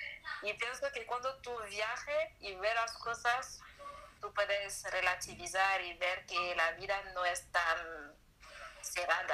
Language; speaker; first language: Spanish; non-native, learner; French